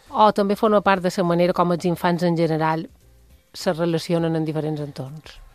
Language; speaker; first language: Catalan; native; Catalan